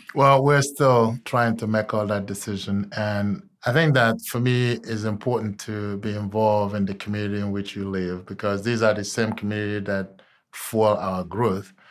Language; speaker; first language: English; non-native, local second language; Igbo